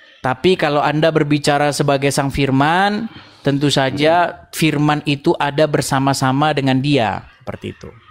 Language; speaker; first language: Indonesian; native; Indonesian